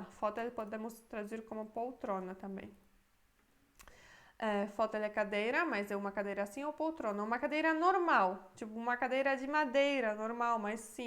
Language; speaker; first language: Portuguese; non-native, fluent; Polish